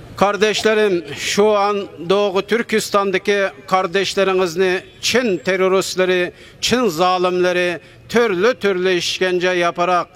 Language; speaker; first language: Turkish; non-native, fluent; Uyghur